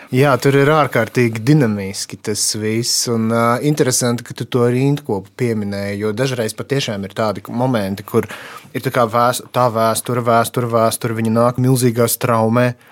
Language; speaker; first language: Latvian; native; Latvian